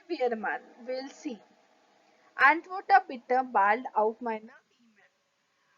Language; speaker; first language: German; non-native, fluent; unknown